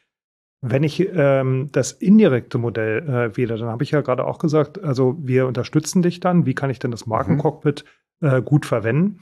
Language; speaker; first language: German; native; German